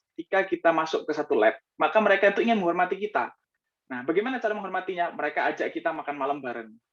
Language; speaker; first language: Indonesian; native; Indonesian